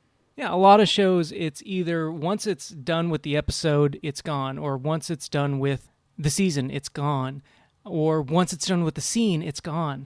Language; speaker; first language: English; native; English